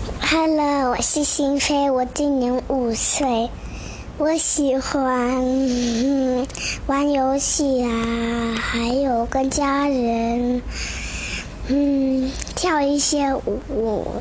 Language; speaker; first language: Chinese; early bilingual, heritage; Chinese